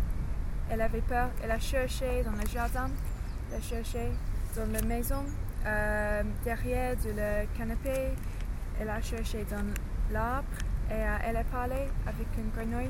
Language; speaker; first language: French; non-native, learner; English